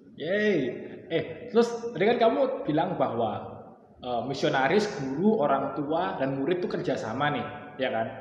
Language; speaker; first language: Indonesian; native; Indonesian